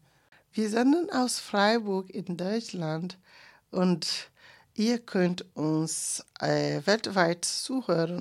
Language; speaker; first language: German; non-native, fluent; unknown